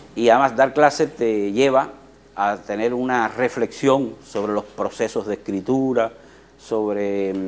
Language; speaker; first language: Spanish; native; Spanish